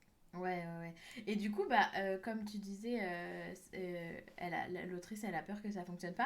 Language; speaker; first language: French; native; French